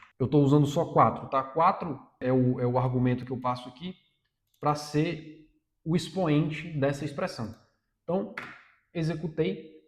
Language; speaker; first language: Portuguese; native; Portuguese